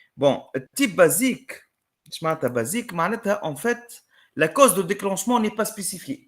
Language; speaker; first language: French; non-native, local second language; Arabic